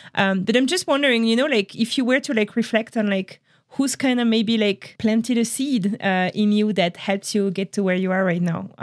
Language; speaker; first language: English; non-native, fluent; French